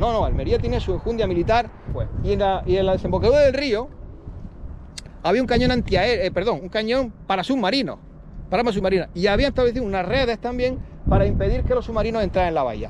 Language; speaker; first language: Spanish; native; Spanish